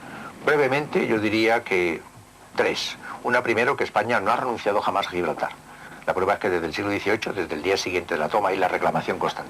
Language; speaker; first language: Spanish; native; Spanish